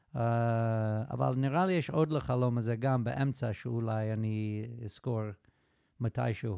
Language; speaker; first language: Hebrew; native; Hebrew